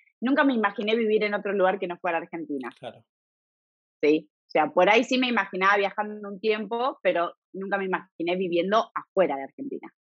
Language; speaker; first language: Spanish; native; Spanish